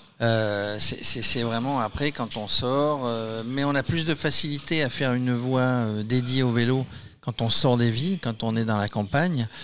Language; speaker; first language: French; native; French